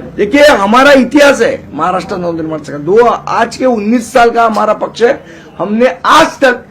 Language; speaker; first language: Hindi; non-native, local second language; Marathi